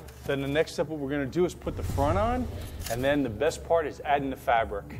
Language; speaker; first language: English; native; English